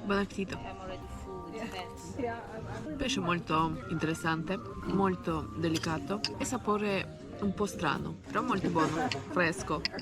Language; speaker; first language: Italian; non-native, learner; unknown